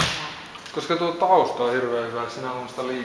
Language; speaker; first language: Finnish; native; Finnish